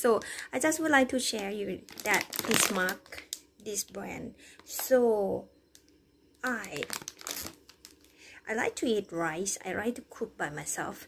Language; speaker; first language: English; non-native, learner; Thai